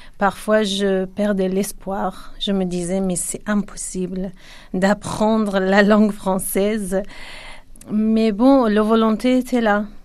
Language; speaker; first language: French; non-native, fluent; Kurdish